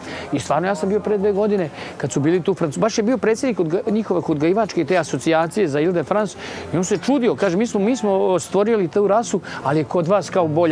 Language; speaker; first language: Serbian; native; Serbian